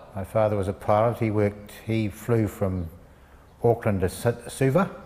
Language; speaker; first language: English; native; English